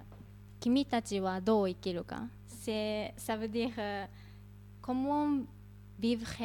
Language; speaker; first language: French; non-native, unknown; Japanese